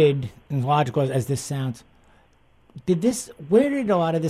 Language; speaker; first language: English; native; English